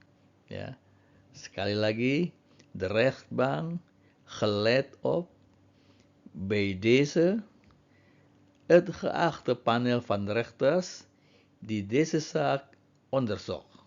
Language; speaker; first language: Dutch; non-native, fluent; Indonesian